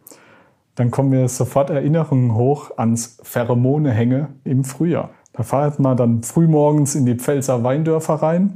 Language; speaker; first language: German; native; German